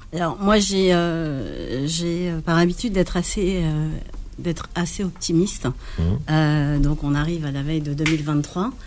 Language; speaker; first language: French; early bilingual, other home language; Arabic